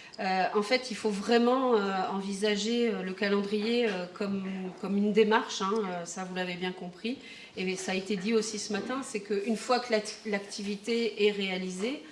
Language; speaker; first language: French; native; French